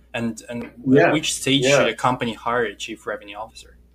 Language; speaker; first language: English; non-native, fluent; Russian